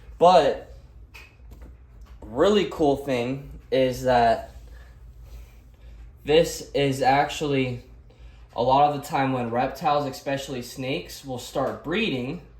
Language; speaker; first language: English; native; English